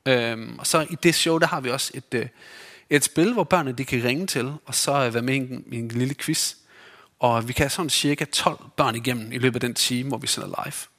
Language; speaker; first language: Danish; native; Danish